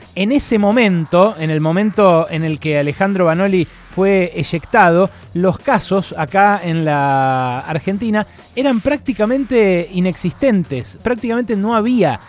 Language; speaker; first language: Spanish; native; Spanish